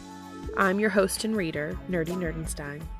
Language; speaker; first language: English; native; English